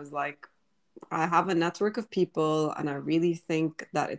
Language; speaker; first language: English; non-native, fluent; Arabic